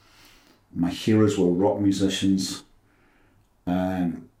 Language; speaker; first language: English; native; English